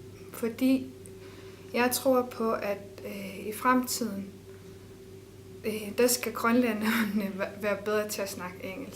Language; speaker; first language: Danish; non-native, local second language; Kalaallisut